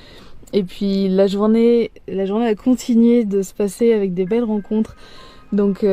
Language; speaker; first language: French; native; French